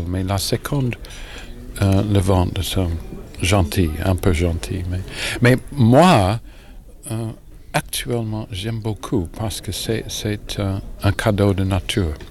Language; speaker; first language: French; non-native, learner; English